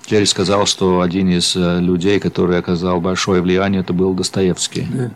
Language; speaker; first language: Russian; non-native, fluent; English